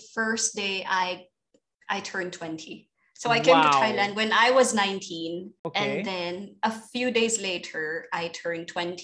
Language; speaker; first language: English; non-native, local second language; Filipino